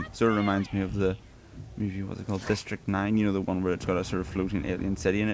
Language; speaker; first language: English; native; English